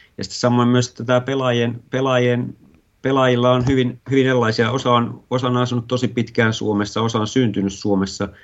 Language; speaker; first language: Finnish; native; Finnish